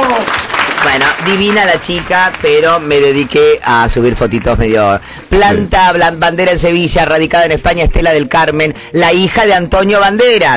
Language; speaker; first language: Spanish; native; Spanish